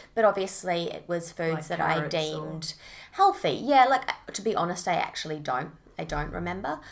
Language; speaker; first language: English; native; English